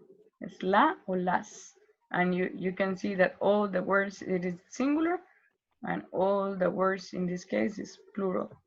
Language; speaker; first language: English; non-native, learner; Spanish